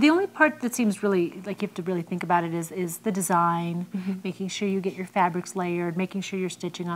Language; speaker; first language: English; native; English